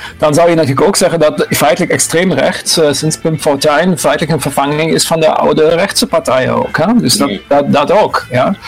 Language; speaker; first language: Dutch; non-native, fluent; German